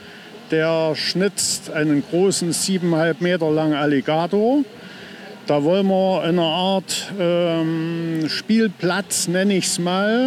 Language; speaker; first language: German; native; German